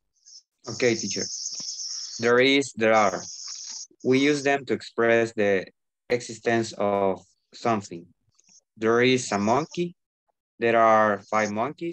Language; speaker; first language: English; non-native, learner; Spanish